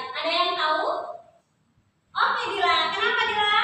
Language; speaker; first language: Indonesian; native; Indonesian